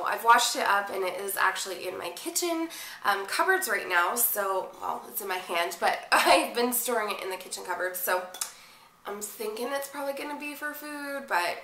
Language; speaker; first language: English; native; English